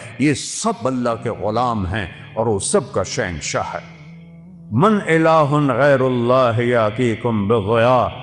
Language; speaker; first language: Urdu; non-native, local second language; Punjabi